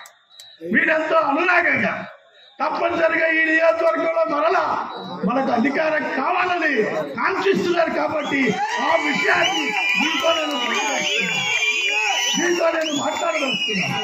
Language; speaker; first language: Telugu; native; Telugu